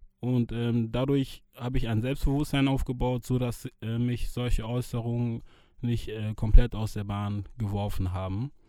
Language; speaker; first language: German; early bilingual, other home language; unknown